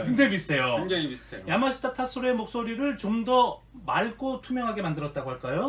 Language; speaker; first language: Korean; native; Korean